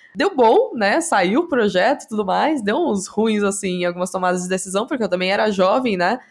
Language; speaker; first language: Portuguese; native; Portuguese